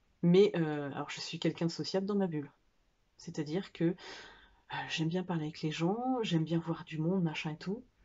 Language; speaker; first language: French; native; French